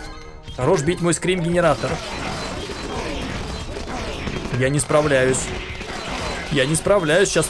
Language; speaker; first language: Russian; native; Russian